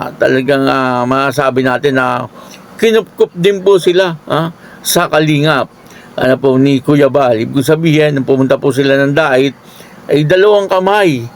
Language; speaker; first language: Filipino; native; Filipino